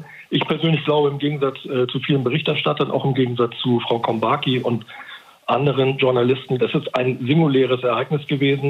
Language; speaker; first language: German; native; German